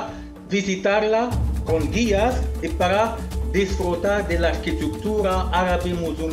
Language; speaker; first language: Spanish; non-native, fluent; Arabic